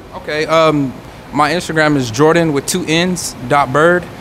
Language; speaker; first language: English; native; English